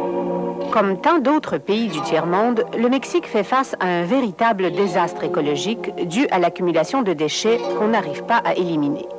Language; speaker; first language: French; native; French